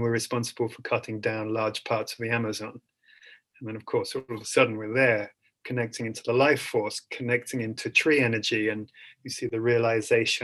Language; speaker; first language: English; native; English